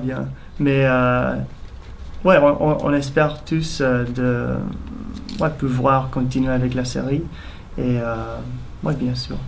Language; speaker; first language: French; non-native, fluent; English